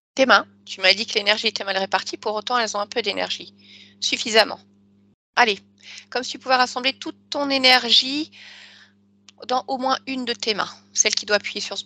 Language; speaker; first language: French; native; French